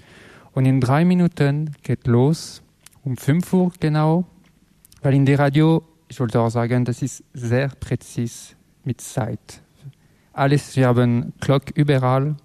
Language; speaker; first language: German; non-native, learner; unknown